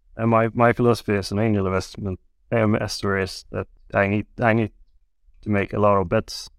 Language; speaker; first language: English; non-native, fluent; Swedish